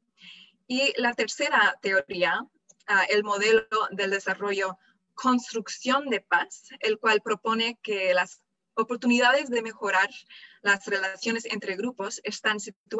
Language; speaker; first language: Spanish; non-native, fluent; English